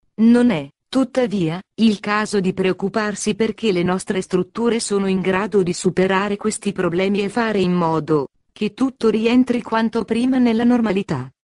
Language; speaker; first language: Italian; native; Italian